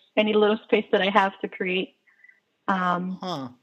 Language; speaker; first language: English; non-native, fluent; Portuguese